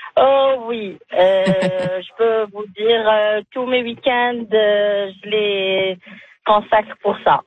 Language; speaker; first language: French; non-native, local second language; Arabic